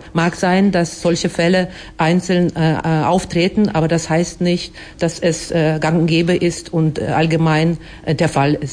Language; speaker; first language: German; non-native, fluent; Ukrainian